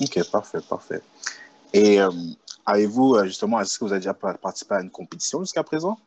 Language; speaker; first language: French; native; French